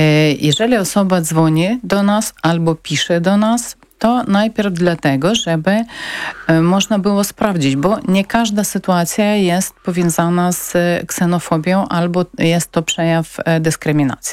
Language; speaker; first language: Polish; non-native, fluent; Ukrainian